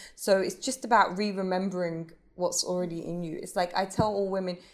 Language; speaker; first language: English; native; English